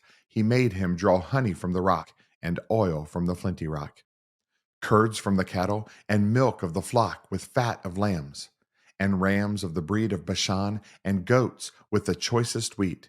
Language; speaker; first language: English; native; English